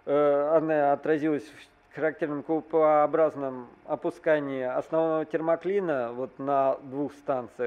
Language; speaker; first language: Russian; native; Russian